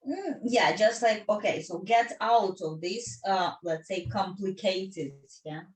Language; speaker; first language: English; non-native, fluent; Ukrainian